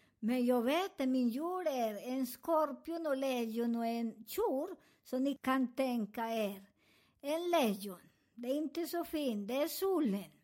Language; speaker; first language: Swedish; non-native, fluent; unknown